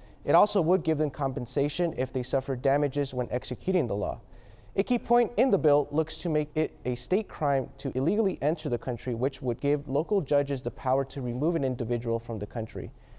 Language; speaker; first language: English; early bilingual, other home language; Spanish